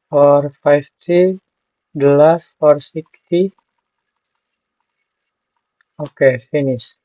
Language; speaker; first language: English; non-native, learner; Indonesian